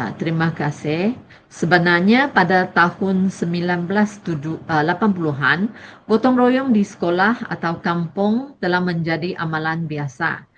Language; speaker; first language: Malay; non-native, local second language; Chinese